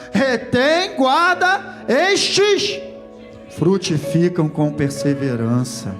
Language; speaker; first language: Portuguese; native; Portuguese